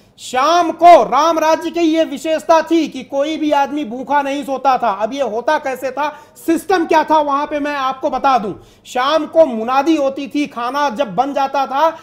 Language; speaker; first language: Hindi; native; Hindi